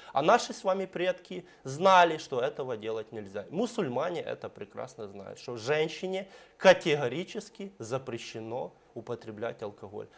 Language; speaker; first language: Russian; native; Russian